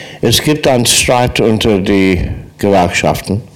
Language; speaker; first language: German; non-native, fluent; English